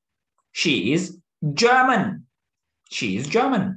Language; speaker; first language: English; non-native, fluent; Turkish